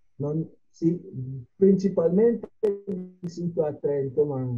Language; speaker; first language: Italian; non-native, fluent; Akan